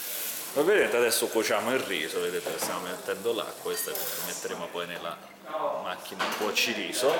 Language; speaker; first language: Italian; native; Italian